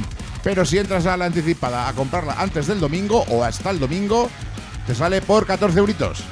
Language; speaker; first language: Spanish; native; Spanish